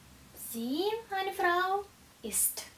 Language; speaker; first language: German; non-native, fluent; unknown